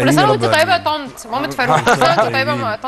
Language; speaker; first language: Arabic; native; Arabic